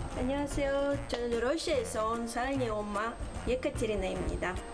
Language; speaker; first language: Korean; non-native, fluent; Russian